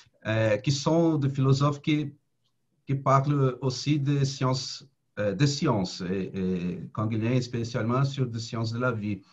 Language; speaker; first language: French; non-native, fluent; Portuguese